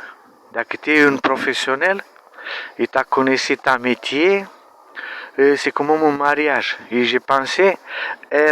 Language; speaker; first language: French; non-native, learner; Romanian